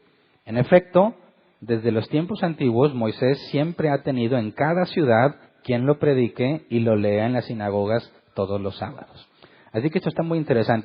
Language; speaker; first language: Spanish; native; Spanish